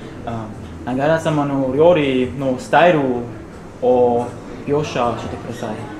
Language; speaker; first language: Japanese; non-native, learner; German